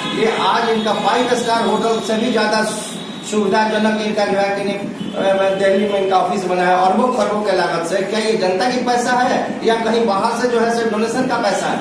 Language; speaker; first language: Hindi; native; Hindi